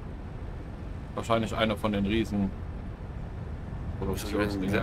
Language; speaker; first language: German; native; German